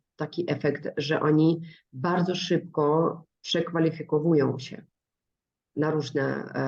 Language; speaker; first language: Polish; non-native, fluent; Russian